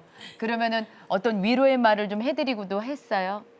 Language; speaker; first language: Korean; native; Korean